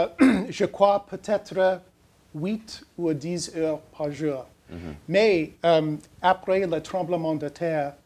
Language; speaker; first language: French; non-native, learner; English